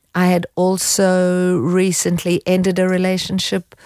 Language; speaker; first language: English; native; English